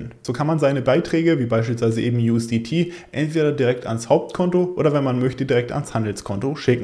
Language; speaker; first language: German; native; German